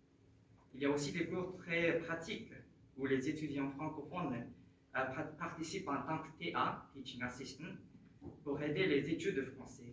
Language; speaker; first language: French; non-native, fluent; Japanese